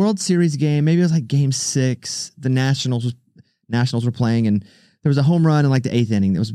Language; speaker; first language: English; native; English